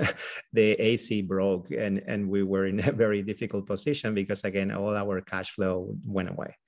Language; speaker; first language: English; non-native, fluent; Spanish